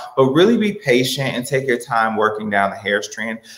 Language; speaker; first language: English; native; English